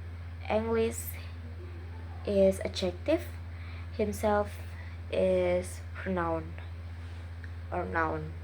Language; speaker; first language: English; non-native, learner; Indonesian